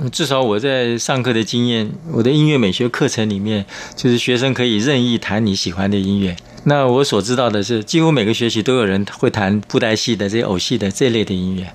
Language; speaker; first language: Chinese; native; Chinese